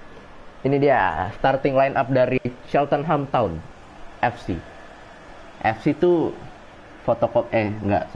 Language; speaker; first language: Indonesian; native; Indonesian